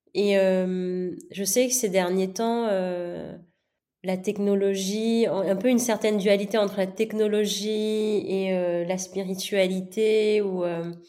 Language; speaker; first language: French; non-native, local second language; Gujarati